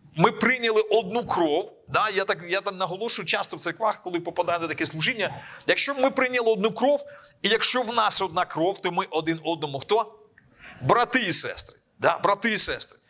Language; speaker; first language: Ukrainian; non-native, local second language; Russian